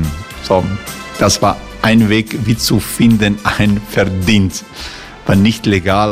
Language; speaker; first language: German; non-native, learner; Croatian